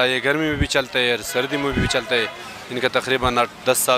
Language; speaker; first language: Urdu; non-native, local second language; Pashto